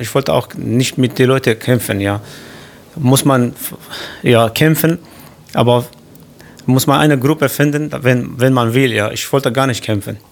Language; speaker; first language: German; non-native, learner; Kurdish